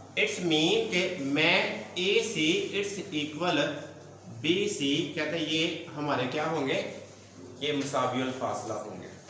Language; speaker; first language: Urdu; non-native, local second language; Punjabi